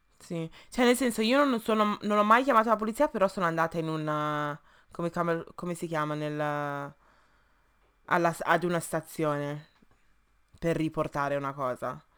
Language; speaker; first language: Italian; early bilingual, other home language; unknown